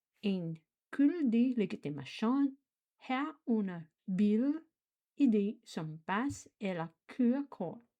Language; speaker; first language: Danish; non-native, fluent; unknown